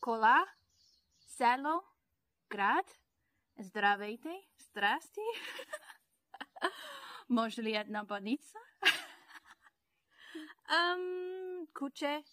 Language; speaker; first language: Bulgarian; non-native, learner; English